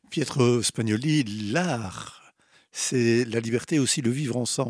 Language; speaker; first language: French; native; French